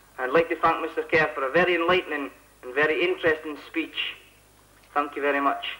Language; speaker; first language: English; native; English